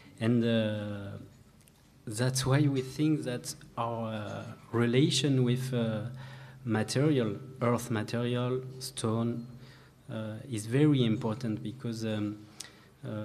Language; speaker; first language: English; non-native, learner; French